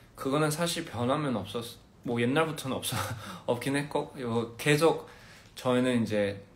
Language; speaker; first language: Korean; early bilingual, heritage; Korean